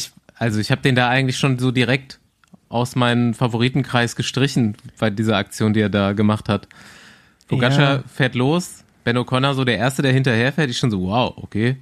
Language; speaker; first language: German; native; German